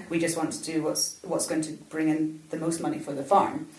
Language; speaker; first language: English; native; English